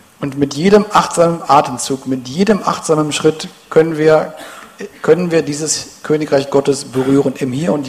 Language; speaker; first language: German; native; German